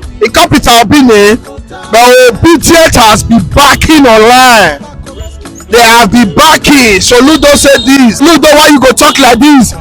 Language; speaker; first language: Nigerian Pidgin; native; Nigerian Pidgin